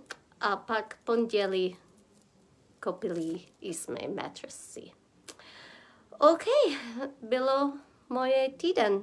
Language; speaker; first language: Czech; non-native, learner; English